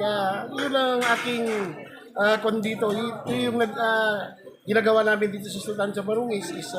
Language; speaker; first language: Filipino; non-native, local second language; Maguindanaon